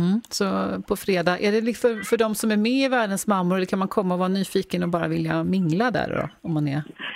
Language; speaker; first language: Swedish; native; Swedish